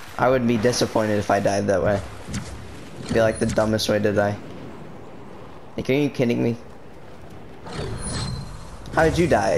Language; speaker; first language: English; native; English